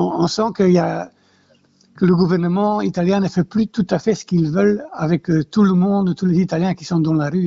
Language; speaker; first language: French; native; French